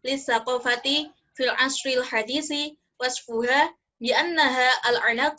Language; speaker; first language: Arabic; non-native, learner; Indonesian